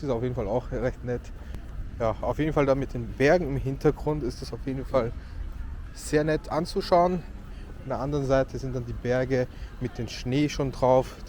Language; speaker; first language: German; native; German